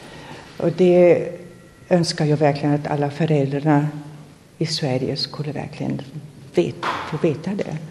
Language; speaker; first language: Swedish; non-native, fluent; German